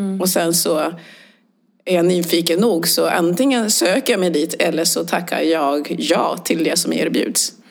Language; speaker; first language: Swedish; early bilingual, other home language; Swahili